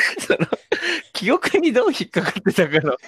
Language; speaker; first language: Japanese; native; Japanese